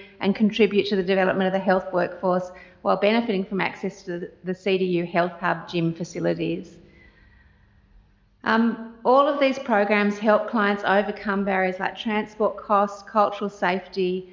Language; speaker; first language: English; native; English